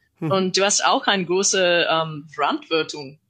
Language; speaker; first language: German; non-native, learner; English